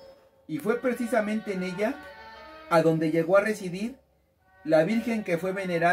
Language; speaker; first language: Spanish; native; Spanish